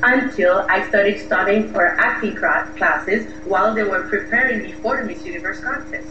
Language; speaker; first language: English; non-native, fluent; Haitian Creole